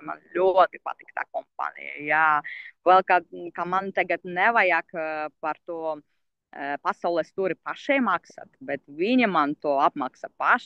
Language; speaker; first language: Latvian; non-native, local second language; Russian